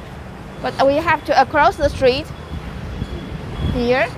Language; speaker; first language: English; non-native, learner; Chinese